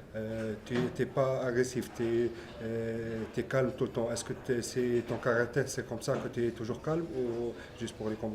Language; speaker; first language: French; non-native, learner; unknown